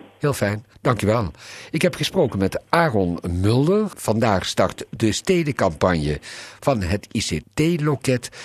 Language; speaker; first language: Dutch; native; Dutch